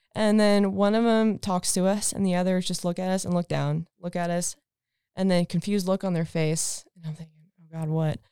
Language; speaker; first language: English; native; English